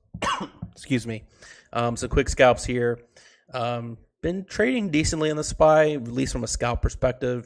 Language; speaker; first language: English; native; English